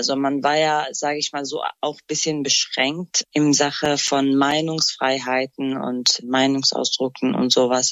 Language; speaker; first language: German; non-native, fluent; Kurdish